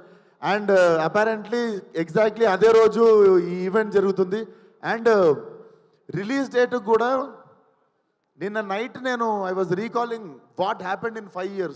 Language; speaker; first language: Telugu; native; Telugu